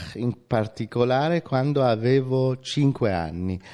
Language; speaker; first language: Italian; non-native, fluent; Persian